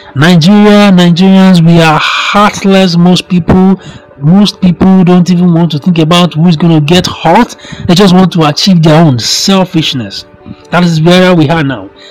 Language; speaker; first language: English; non-native, local second language; Yoruba